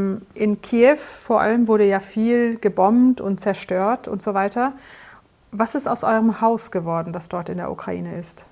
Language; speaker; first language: German; native; German